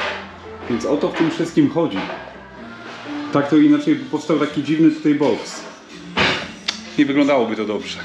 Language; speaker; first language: Polish; native; Polish